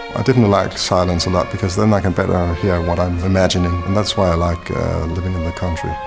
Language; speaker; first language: English; non-native, fluent; Danish